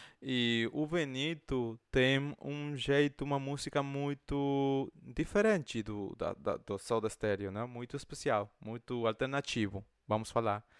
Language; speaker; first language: Portuguese; non-native, fluent; Spanish